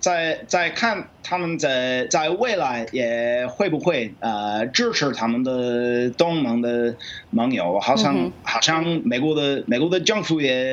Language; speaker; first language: Chinese; non-native, fluent; English